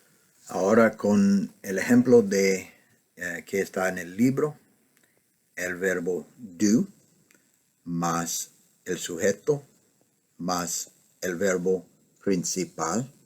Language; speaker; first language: Spanish; non-native, fluent; English